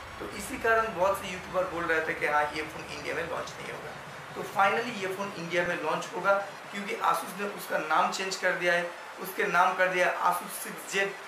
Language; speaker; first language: Hindi; non-native, local second language; Bangla